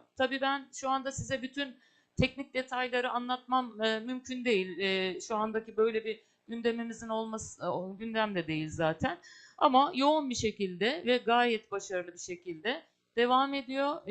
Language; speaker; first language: Turkish; native; Turkish